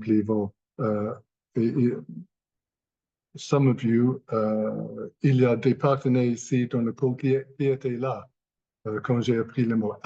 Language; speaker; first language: French; non-native, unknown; English